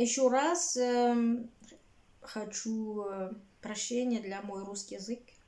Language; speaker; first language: Russian; non-native, learner; Bulgarian